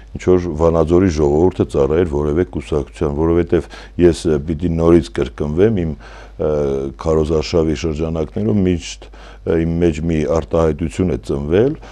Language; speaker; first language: Armenian; native; Armenian